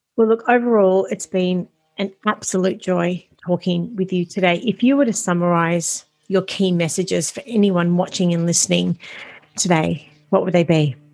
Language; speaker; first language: English; native; English